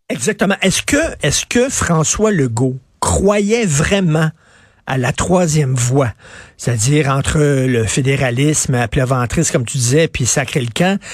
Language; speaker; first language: French; native; French